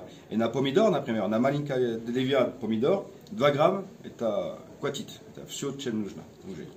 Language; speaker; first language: Russian; non-native, learner; French